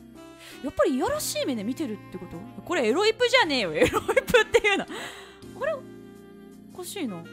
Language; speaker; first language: Japanese; native; Japanese